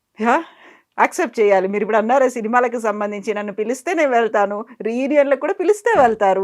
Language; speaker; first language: Telugu; native; Telugu